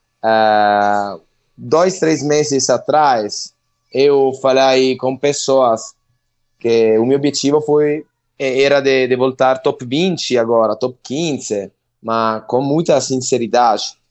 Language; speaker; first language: Portuguese; non-native, learner; Italian